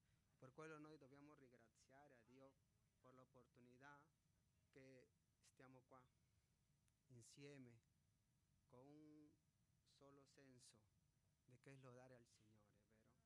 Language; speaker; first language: Italian; non-native, fluent; Spanish